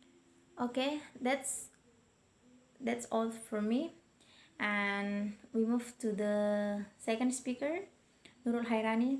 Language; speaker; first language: English; non-native, learner; Indonesian